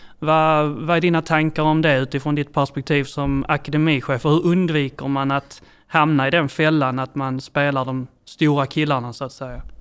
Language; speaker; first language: Swedish; native; Swedish